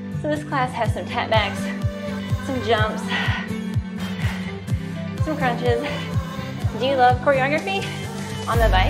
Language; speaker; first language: English; native; English